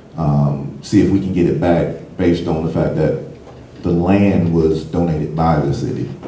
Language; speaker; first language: English; native; English